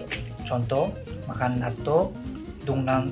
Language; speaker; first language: Indonesian; non-native, learner; Japanese